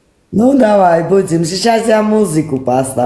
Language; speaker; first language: Russian; non-native, learner; Armenian